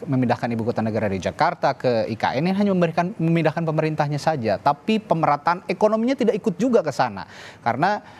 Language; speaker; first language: Indonesian; native; Indonesian